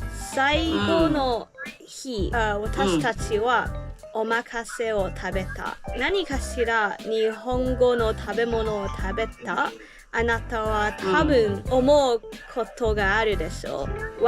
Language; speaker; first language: Japanese; non-native, learner; English